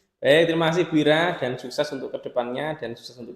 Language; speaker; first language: Indonesian; native; Indonesian